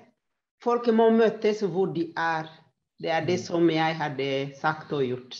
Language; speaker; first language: Swedish; non-native, fluent; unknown